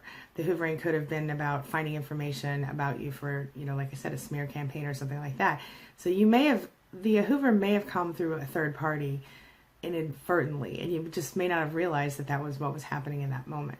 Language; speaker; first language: English; native; English